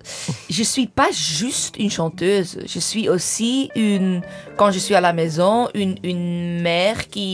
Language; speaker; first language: French; non-native, fluent; English